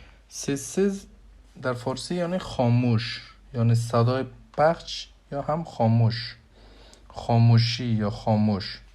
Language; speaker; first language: Persian; non-native, fluent; Urdu